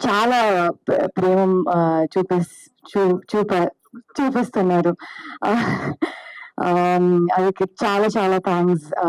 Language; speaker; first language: Telugu; non-native, learner; Kannada